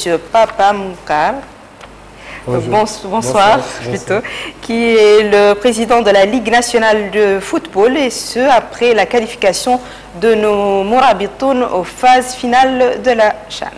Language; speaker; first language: French; non-native, local second language; Arabic